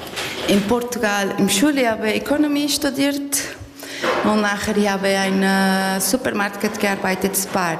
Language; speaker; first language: German; non-native, learner; Portuguese